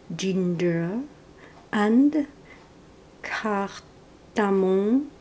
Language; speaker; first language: English; non-native, fluent; Chinese